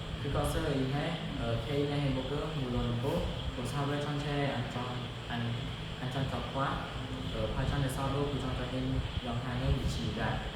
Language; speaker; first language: Korean; non-native, learner; Khmer